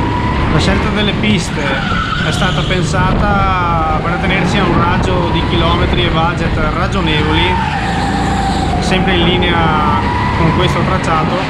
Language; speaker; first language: Italian; native; Italian